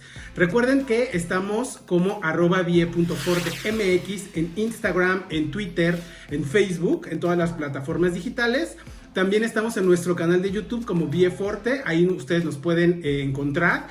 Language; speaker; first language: Spanish; native; Spanish